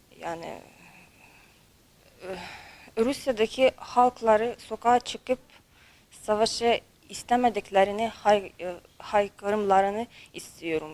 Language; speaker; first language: Turkish; non-native, fluent; Ukrainian